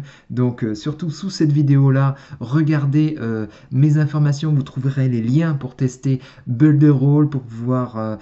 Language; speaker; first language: French; native; French